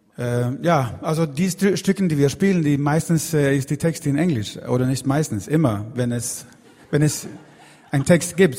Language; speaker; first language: German; non-native, fluent; Swedish